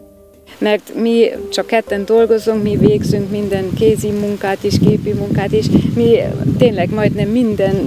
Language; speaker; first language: Hungarian; non-native, fluent; German